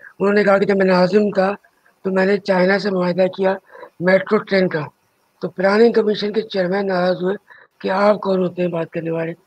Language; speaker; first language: Urdu; native; Urdu